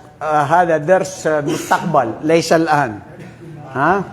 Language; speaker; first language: Arabic; non-native, fluent; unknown